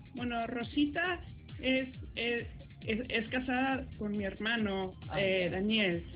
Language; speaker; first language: Spanish; early bilingual, heritage; Spanish